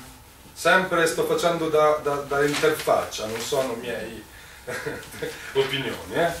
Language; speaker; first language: Italian; native; Italian